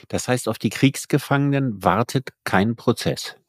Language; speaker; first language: German; native; German